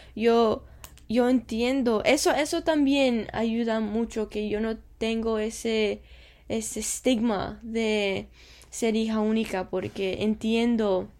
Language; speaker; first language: Spanish; early bilingual, heritage; Spanish